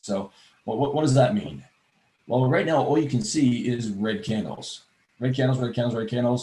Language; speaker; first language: English; native; English